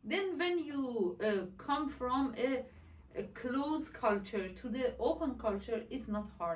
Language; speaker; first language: English; non-native, learner; Persian